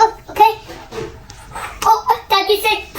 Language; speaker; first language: English; non-native, learner; Vietnamese